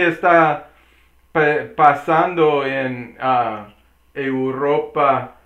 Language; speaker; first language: Spanish; non-native, learner; English